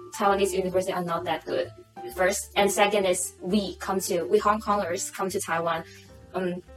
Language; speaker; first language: English; non-native, local second language; Cantonese